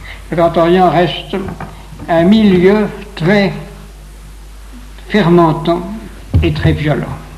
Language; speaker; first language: French; native; French